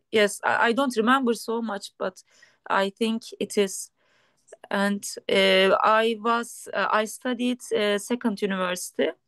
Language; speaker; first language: English; non-native, learner; Turkish